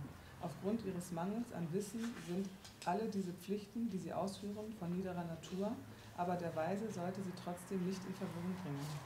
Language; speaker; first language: German; native; German